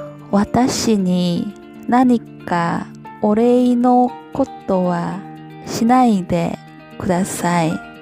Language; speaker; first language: Japanese; non-native, learner; Korean